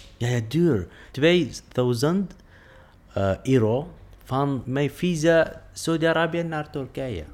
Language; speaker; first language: Dutch; non-native, learner; Arabic